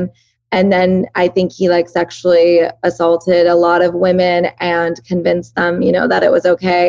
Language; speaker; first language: English; early bilingual, other home language; Persian